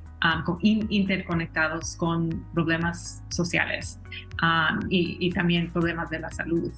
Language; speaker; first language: Spanish; early bilingual, heritage; Spanish